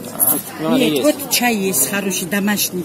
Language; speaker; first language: Russian; non-native, local second language; Georgian